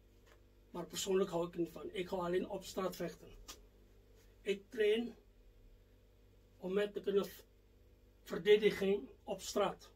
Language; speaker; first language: Dutch; non-native, fluent; Indonesian